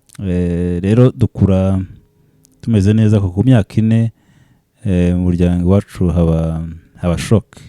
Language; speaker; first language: Kinyarwanda; early bilingual, heritage; Kinyarwanda